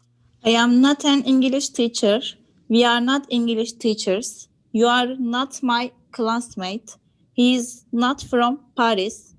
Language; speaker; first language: English; non-native, learner; Turkish